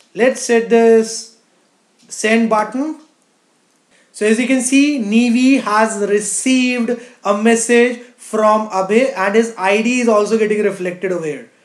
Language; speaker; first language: English; non-native, local second language; Hindi